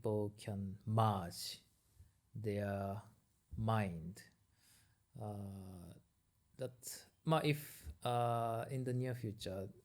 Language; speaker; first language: English; non-native, learner; Japanese